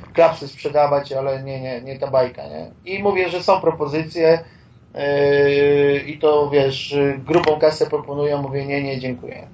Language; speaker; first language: Polish; native; Polish